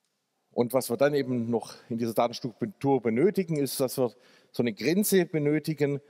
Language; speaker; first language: German; native; German